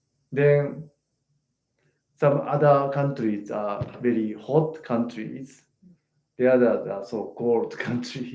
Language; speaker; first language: English; non-native, learner; Japanese